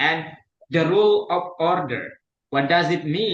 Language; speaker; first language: English; non-native, fluent; Indonesian